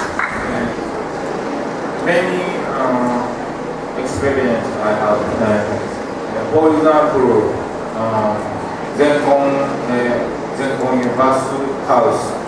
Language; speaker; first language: English; non-native, learner; Japanese